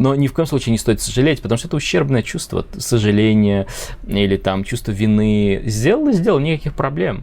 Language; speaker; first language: Russian; native; Russian